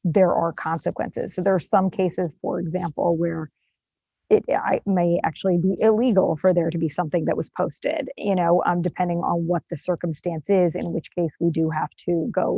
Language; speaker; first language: English; native; English